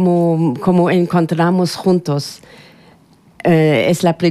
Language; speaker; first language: Spanish; non-native, learner; German